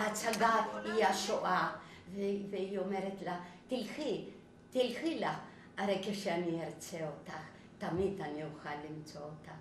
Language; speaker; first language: Hebrew; non-native, fluent; Greek